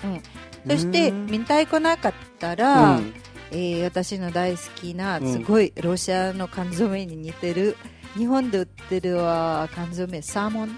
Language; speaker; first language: Japanese; non-native, fluent; Russian